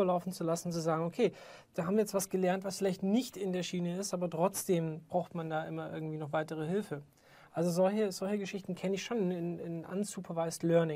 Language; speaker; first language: German; native; German